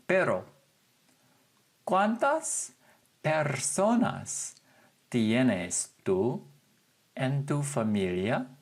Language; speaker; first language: Spanish; non-native, fluent; English